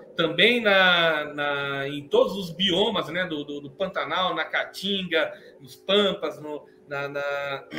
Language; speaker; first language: Portuguese; native; Portuguese